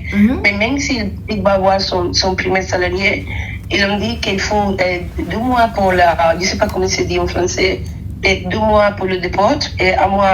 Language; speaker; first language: French; non-native, fluent; Spanish